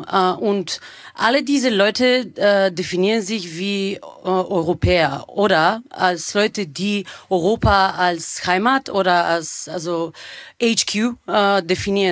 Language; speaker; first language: German; non-native, fluent; Bulgarian